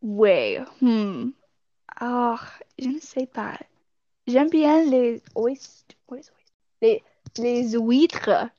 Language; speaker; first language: French; non-native, learner; English